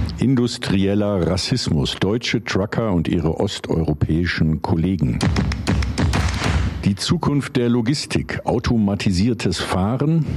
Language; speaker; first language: German; native; German